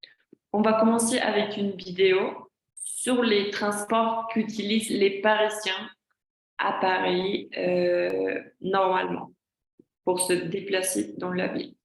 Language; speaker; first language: French; non-native, fluent; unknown